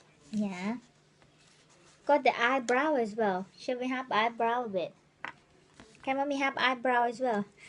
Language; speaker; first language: English; non-native, learner; Thai